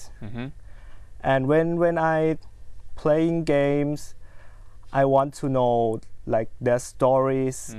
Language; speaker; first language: English; non-native, fluent; Thai